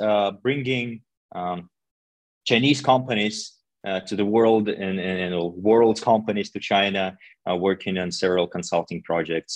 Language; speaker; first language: English; non-native, fluent; Russian